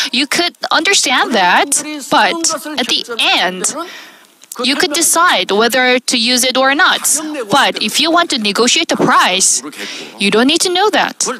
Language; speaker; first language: English; non-native, fluent; Korean